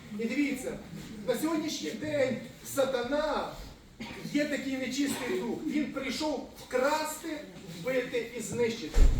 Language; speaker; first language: Ukrainian; native; Ukrainian